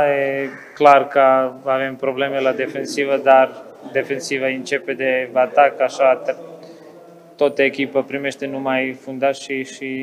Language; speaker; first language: Romanian; non-native, fluent; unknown